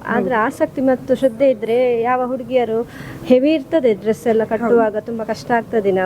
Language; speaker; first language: Kannada; non-native, local second language; Tulu